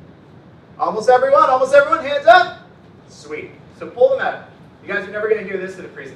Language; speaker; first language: English; native; English